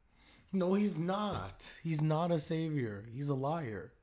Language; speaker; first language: English; native; English